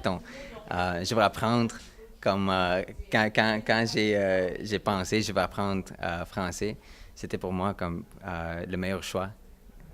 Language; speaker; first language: French; non-native, learner; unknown